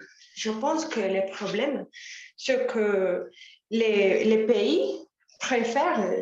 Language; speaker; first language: French; non-native, learner; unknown